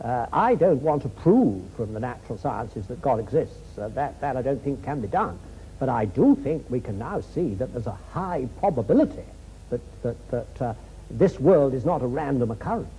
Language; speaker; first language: English; native; English